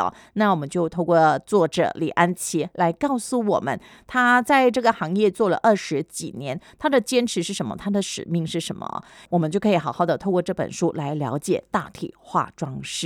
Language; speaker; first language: Chinese; native; Chinese